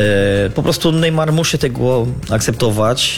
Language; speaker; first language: Polish; non-native, learner; Portuguese